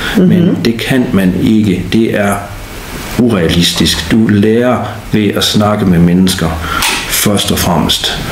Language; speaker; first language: Danish; native; Danish